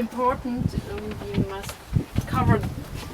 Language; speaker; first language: English; non-native, learner; German